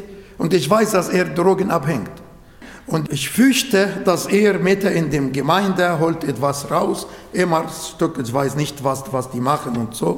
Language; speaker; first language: German; non-native, fluent; Arabic